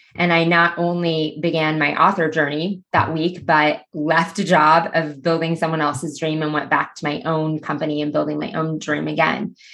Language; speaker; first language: English; native; English